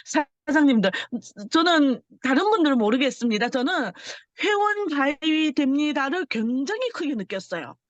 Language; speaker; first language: Korean; early bilingual, heritage; Korean